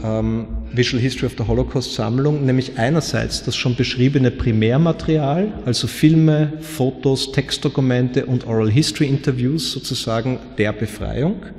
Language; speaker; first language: German; native; German